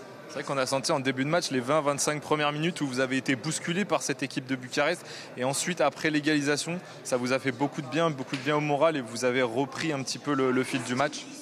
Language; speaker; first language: French; native; French